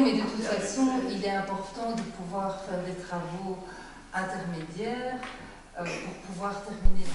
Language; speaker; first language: French; native; French